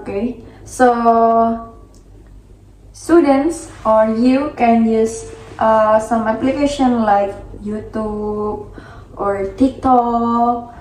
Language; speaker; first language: English; non-native, learner; Indonesian